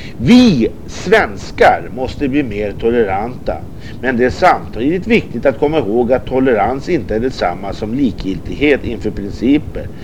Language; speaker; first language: Swedish; native; Swedish